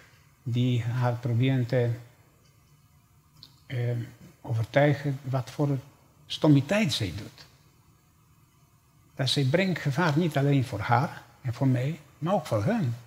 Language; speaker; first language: Dutch; non-native, fluent; Polish